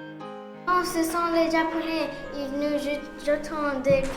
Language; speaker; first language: French; non-native, learner; English